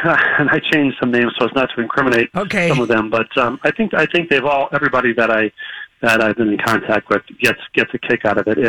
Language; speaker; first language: English; native; English